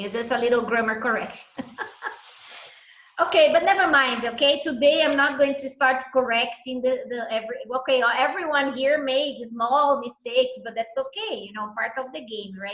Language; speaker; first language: English; non-native, fluent; Portuguese